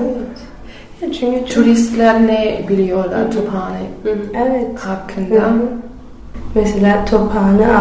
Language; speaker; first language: Turkish; non-native, learner; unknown